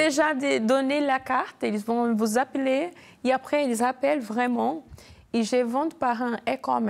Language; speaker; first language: French; non-native, learner; Portuguese